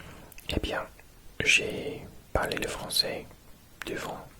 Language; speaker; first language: French; non-native, learner; English